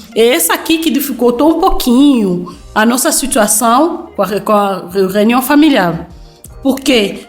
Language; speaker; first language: Portuguese; non-native, fluent; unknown